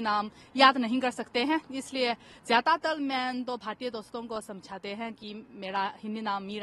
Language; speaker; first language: Hindi; non-native, fluent; Chinese